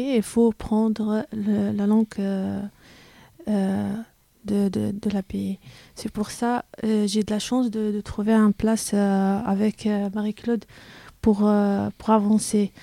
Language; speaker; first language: French; non-native, learner; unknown